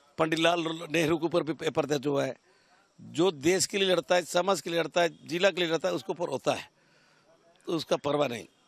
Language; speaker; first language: Hindi; non-native, local second language; Koya